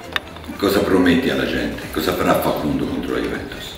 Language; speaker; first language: Italian; native; Italian